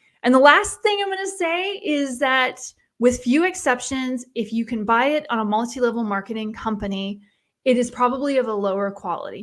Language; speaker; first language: English; native; English